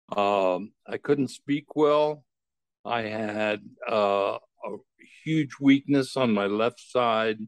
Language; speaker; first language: English; native; English